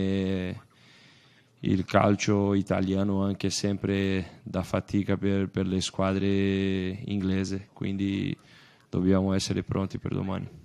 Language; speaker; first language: Italian; non-native, fluent; Portuguese